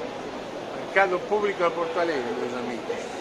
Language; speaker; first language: Portuguese; non-native, fluent; Spanish